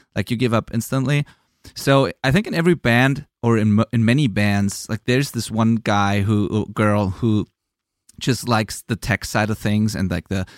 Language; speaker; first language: English; non-native, fluent; German